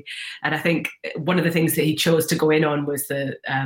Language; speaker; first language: English; native; English